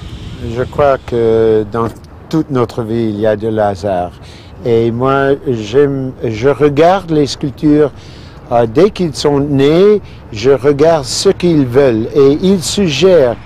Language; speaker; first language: French; non-native, fluent; English